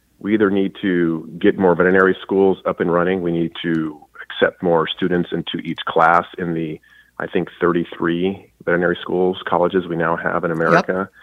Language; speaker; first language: English; native; English